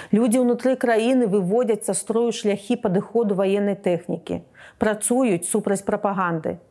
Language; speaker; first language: Belarusian; native; Belarusian